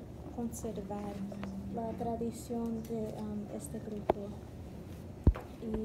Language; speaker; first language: Spanish; non-native, fluent; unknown